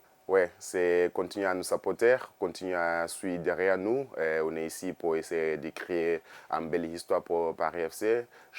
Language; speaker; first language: French; non-native, fluent; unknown